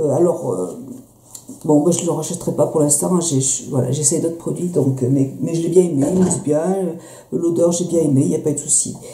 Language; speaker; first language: French; native; French